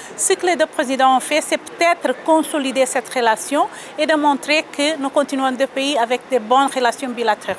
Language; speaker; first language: French; non-native, fluent; Portuguese